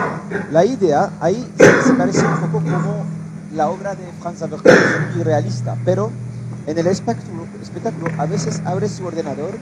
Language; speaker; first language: Spanish; non-native, learner; French